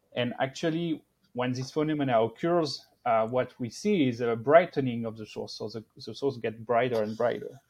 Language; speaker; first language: English; non-native, fluent; French